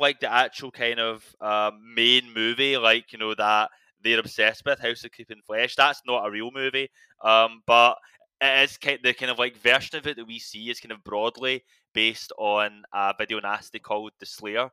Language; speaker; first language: English; native; English